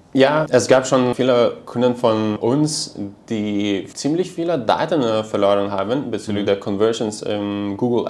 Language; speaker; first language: German; non-native, learner; Lithuanian